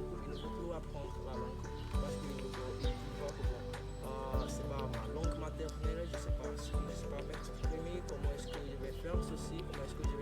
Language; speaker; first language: French; non-native, learner; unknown